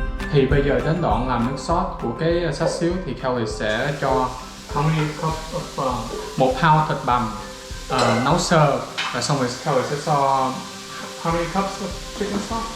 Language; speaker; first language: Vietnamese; early bilingual, heritage; Vietnamese